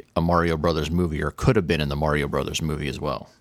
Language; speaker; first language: English; native; English